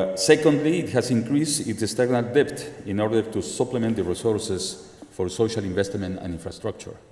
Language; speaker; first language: English; non-native, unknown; Spanish